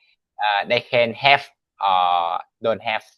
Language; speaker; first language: English; non-native, learner; Vietnamese